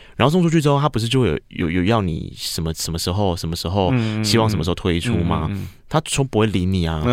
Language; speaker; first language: Chinese; non-native, local second language; Min Nan Chinese